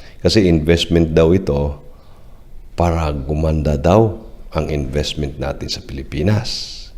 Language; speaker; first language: Filipino; non-native, local second language; Cebuano